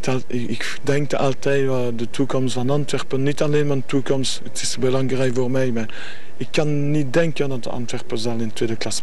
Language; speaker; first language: Dutch; non-native, learner; French